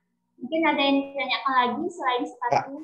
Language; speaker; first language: Indonesian; native; Indonesian